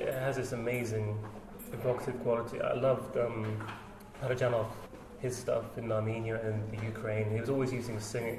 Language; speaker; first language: English; native; English